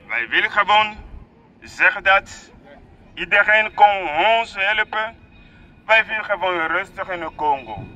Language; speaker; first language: Dutch; non-native, learner; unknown